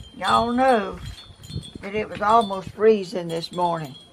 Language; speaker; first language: English; native; English